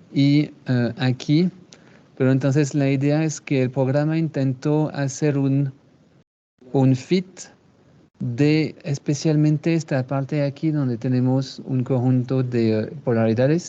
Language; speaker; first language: Spanish; non-native, fluent; French